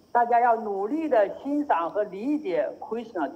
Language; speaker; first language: Chinese; native; Chinese